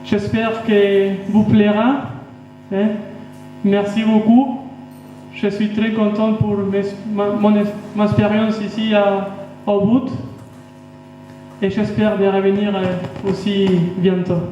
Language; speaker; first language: French; non-native, fluent; Spanish